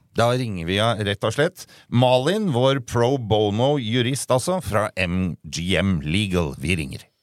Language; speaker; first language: Norwegian; native; Norwegian